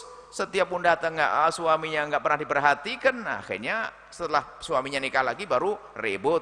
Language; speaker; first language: Indonesian; native; Indonesian